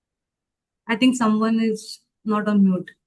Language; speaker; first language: Hindi; native; Hindi